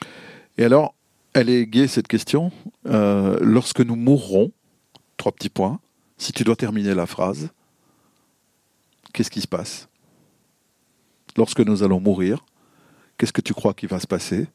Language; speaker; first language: French; native; French